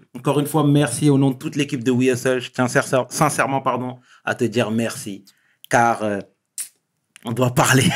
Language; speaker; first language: French; native; French